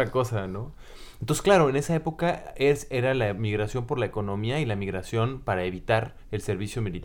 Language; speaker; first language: Spanish; native; Spanish